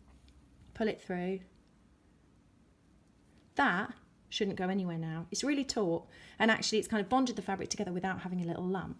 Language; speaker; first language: English; native; English